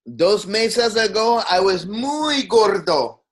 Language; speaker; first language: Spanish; non-native, learner; English